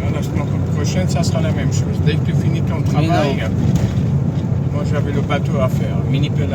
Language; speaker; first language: French; non-native, fluent; Persian